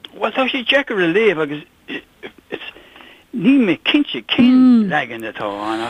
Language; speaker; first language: Irish; non-native, local second language; English